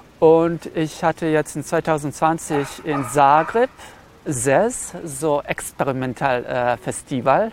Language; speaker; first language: German; early bilingual, other home language; Serbian